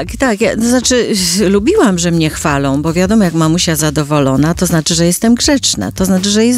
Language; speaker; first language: Polish; native; Polish